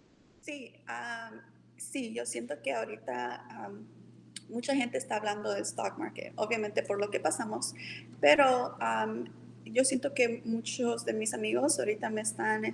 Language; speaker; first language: Spanish; early bilingual, heritage; Spanish